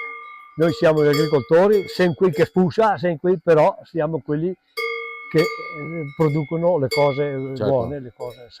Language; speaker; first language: Italian; non-native, local second language; Venetian